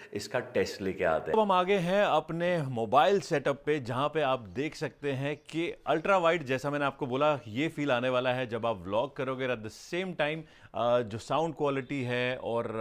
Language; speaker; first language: Hindi; native; Hindi